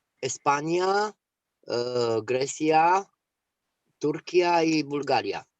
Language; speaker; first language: Spanish; non-native, fluent; Romanian